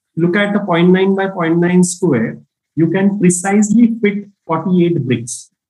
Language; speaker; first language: English; non-native, local second language; Marathi